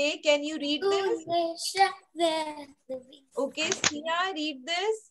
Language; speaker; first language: English; non-native, local second language; Hindi